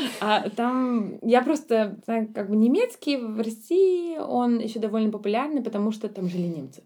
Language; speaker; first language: Russian; early bilingual, heritage; Russian